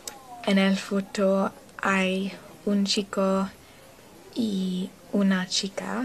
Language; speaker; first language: Spanish; non-native, learner; English